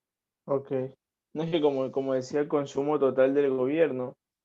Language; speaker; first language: Spanish; native; Spanish